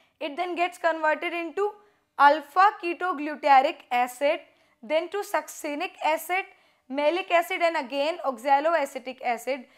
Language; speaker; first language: English; non-native, local second language; Hindi